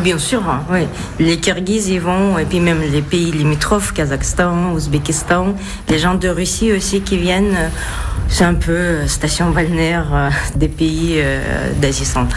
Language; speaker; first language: French; non-native, fluent; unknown